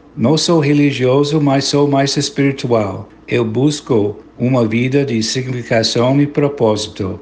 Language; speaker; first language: Portuguese; non-native, fluent; English